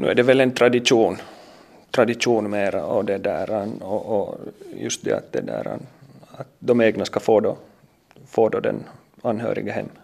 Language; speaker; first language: Swedish; native; Swedish